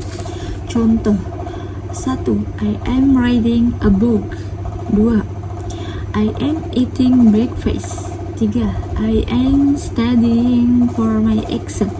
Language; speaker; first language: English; non-native, learner; Indonesian